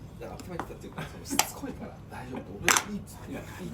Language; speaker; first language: Japanese; native; Japanese